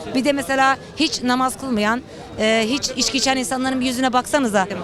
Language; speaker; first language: Turkish; non-native, fluent; Persian